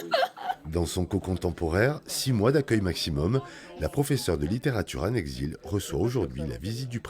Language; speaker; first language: French; native; French